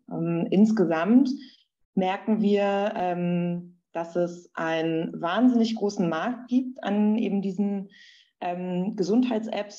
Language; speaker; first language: German; native; German